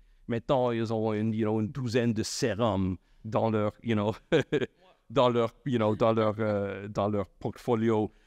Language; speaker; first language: French; non-native, local second language; English